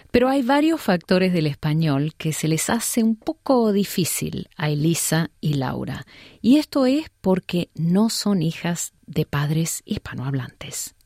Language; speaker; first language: Spanish; native; Spanish